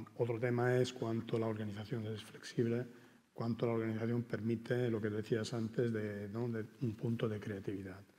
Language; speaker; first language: Spanish; non-native, fluent; Italian